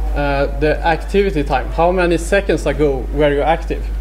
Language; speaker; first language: English; non-native, fluent; Swedish